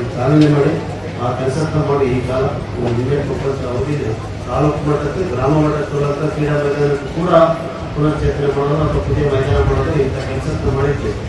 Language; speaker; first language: Kannada; non-native, local second language; Kodava